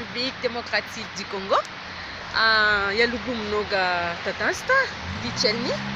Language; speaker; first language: Russian; non-native, learner; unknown